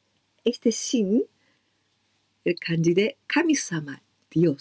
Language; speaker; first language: Spanish; non-native, learner; Japanese